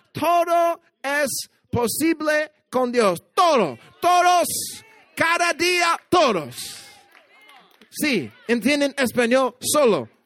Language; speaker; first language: Spanish; non-native, learner; English